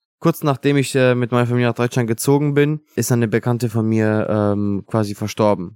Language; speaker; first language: German; non-native, fluent; Italian